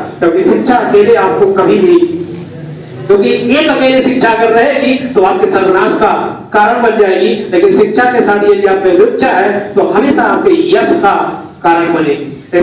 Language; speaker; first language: Hindi; native; Hindi